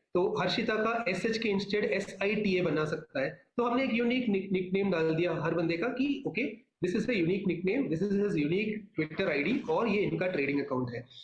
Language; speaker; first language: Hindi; non-native, local second language; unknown